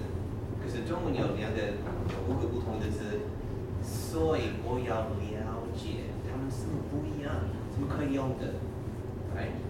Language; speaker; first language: Chinese; non-native, learner; English